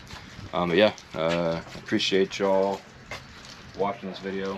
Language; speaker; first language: English; native; English